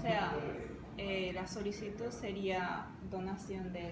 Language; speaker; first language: Spanish; non-native, fluent; Japanese